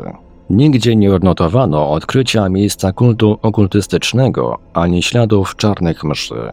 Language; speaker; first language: Polish; native; Polish